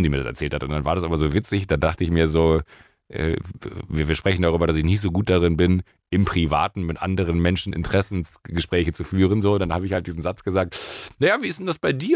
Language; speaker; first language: German; native; German